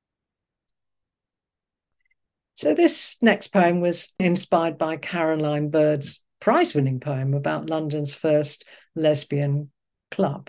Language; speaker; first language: English; native; English